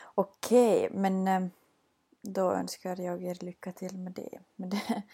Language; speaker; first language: Swedish; native; Swedish